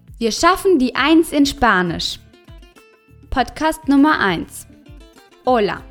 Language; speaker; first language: German; non-native, fluent; Spanish